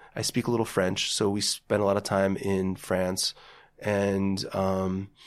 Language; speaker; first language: English; native; English